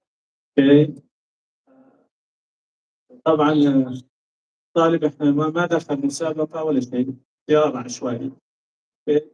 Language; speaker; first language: Arabic; native; Arabic